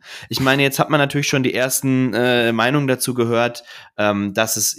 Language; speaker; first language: German; native; German